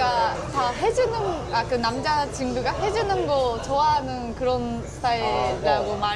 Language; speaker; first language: Korean; non-native, fluent; Japanese